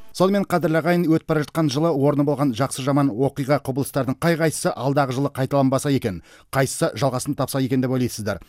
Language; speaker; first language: Kazakh; native; Kazakh